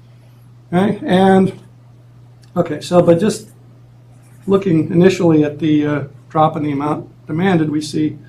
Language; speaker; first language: English; native; English